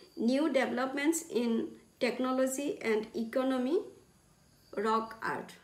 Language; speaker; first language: English; non-native, local second language; Assamese